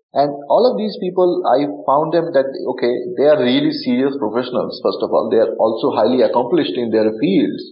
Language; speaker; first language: English; non-native, local second language; Bangla